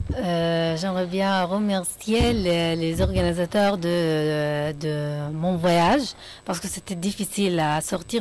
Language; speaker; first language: French; non-native, fluent; Arabic